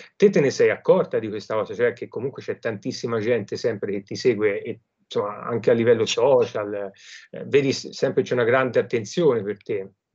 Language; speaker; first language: Italian; native; Italian